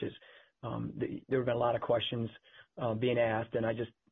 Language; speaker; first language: English; native; English